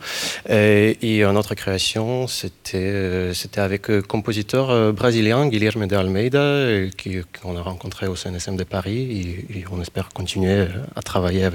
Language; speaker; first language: French; non-native, fluent; Ukrainian